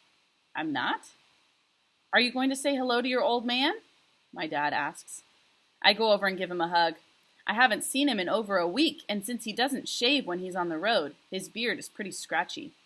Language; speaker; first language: English; native; English